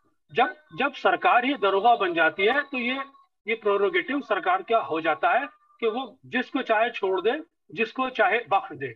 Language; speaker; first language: Hindi; native; Hindi